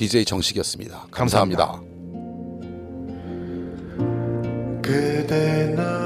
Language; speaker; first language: Korean; native; Korean